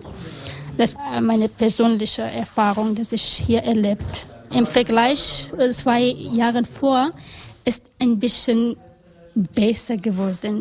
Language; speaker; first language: German; non-native, learner; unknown